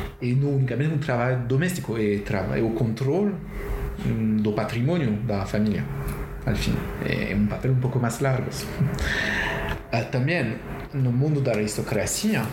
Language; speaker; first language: Portuguese; non-native, learner; French